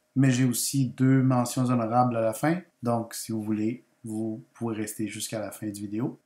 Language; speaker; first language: French; non-native, fluent; Spanish